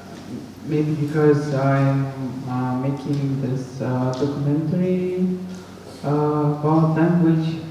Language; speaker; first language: English; non-native, fluent; Russian